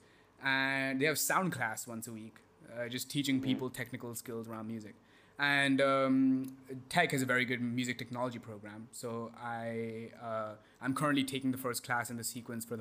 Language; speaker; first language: English; non-native, local second language; Hindi